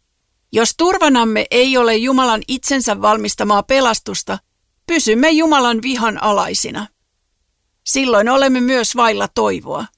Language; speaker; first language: Finnish; native; Finnish